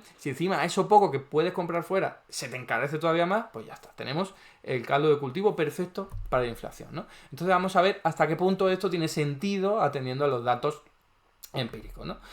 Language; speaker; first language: Spanish; native; Spanish